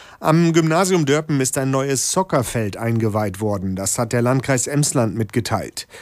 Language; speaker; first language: German; native; German